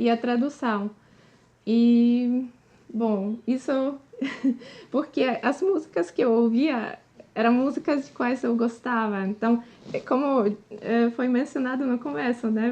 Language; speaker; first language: Portuguese; non-native, fluent; Polish